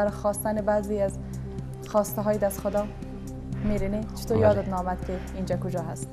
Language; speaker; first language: Persian; native; Persian